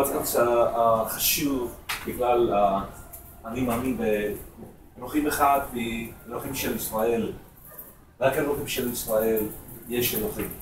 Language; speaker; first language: Hebrew; non-native, learner; Russian